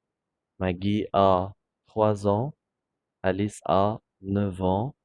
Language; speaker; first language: French; non-native, fluent; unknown